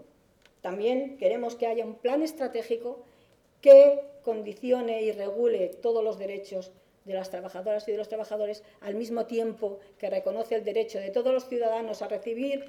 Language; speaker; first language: Spanish; native; Spanish